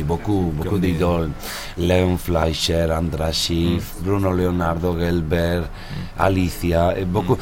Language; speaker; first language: French; non-native, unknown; Spanish